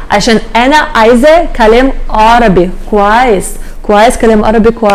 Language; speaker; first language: Arabic; non-native, learner; Russian